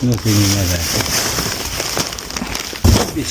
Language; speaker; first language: Spanish; non-native, learner; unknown